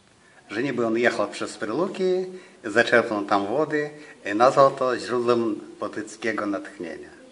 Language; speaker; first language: Polish; non-native, fluent; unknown